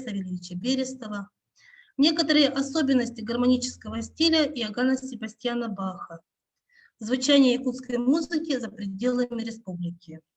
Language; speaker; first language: Russian; native; Russian